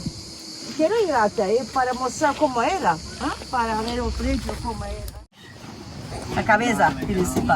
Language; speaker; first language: Portuguese; non-native, fluent; Turkish